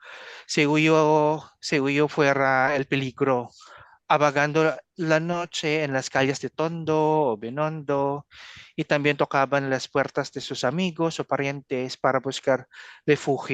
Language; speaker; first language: Spanish; non-native, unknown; Filipino